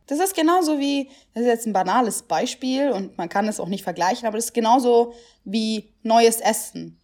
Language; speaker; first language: German; early bilingual, other home language; Italian